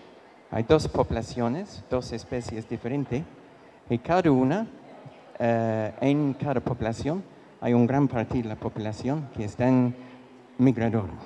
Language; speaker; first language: Spanish; non-native, fluent; English